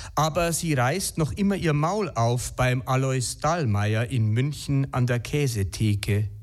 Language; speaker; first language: German; native; German